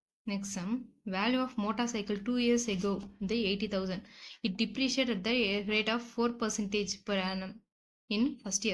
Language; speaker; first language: English; non-native, local second language; Tamil